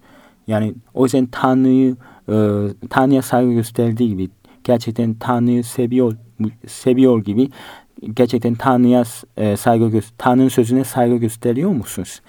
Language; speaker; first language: Turkish; non-native, fluent; Korean